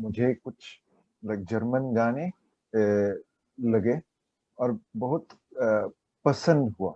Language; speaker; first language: Hindi; non-native, learner; Chinese